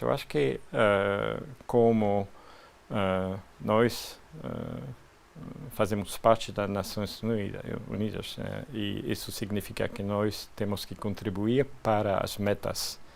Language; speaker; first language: Portuguese; non-native, fluent; French